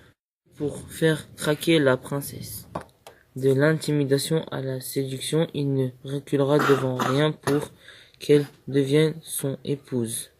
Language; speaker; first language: French; native; French